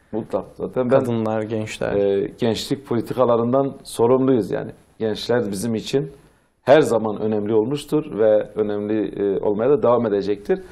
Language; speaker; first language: Turkish; non-native, local second language; Zaza